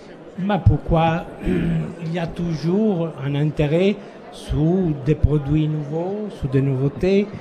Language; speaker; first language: French; non-native, fluent; Italian